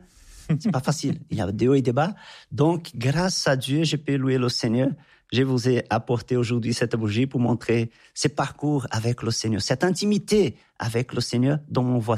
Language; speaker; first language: French; non-native, fluent; Portuguese